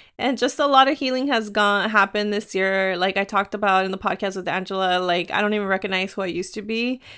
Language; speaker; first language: English; early bilingual, other home language; Spanish